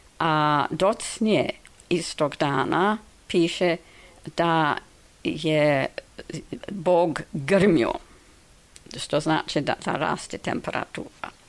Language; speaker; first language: Serbian; non-native, fluent; English